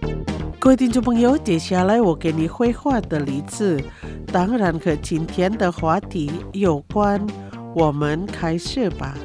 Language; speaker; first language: Chinese; non-native, fluent; Indonesian